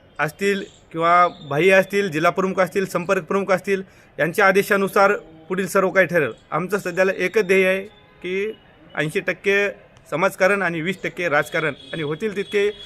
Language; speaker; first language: Marathi; native; Marathi